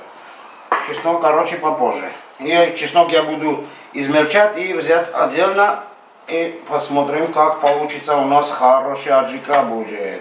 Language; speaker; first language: Russian; non-native, fluent; Armenian